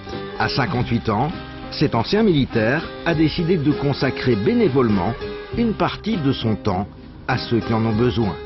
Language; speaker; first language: French; native; French